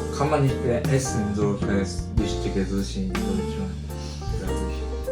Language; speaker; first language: German; non-native, learner; Japanese